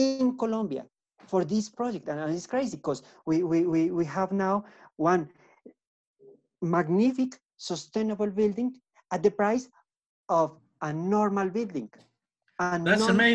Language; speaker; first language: English; non-native, learner; Spanish